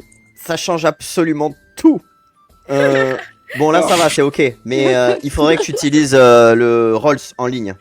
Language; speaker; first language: French; native; French